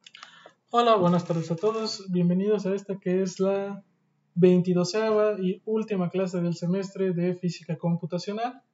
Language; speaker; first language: Spanish; native; Spanish